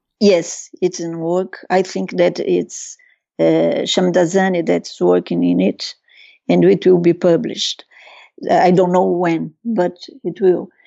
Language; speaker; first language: English; non-native, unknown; Portuguese